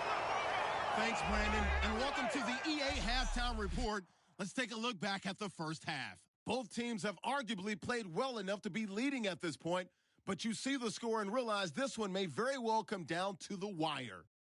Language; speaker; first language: English; native; English